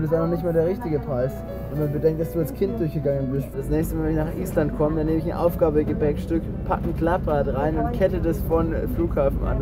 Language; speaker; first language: German; native; German